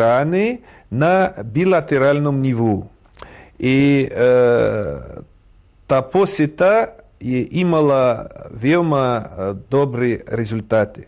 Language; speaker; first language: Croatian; non-native, fluent; Russian